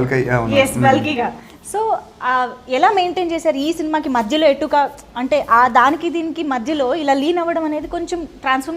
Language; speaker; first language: Telugu; native; Telugu